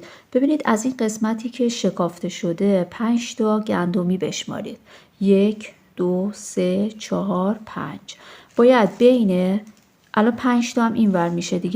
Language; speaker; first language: Persian; native; Persian